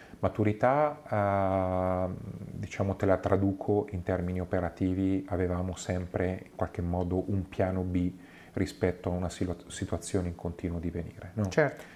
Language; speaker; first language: Italian; native; Italian